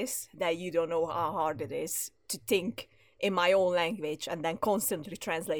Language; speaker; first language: English; non-native, fluent; Hungarian